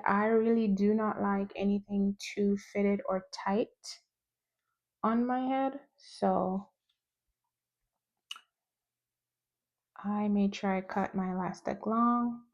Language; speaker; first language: English; native; English